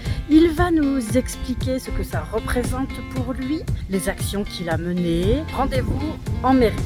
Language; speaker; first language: French; native; French